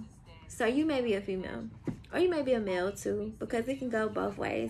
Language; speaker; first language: English; native; English